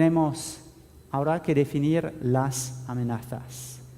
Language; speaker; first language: Spanish; non-native, fluent; French